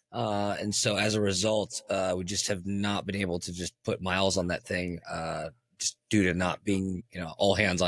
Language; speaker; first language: English; native; English